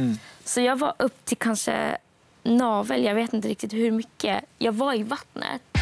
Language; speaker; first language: Swedish; non-native, fluent; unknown